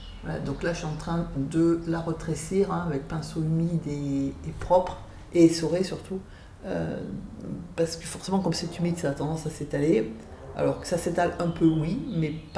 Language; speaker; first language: French; native; French